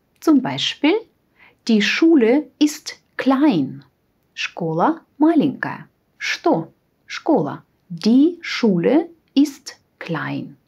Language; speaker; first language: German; non-native, fluent; Russian